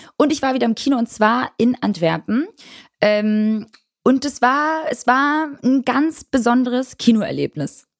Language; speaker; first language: German; early bilingual, other home language; Albanian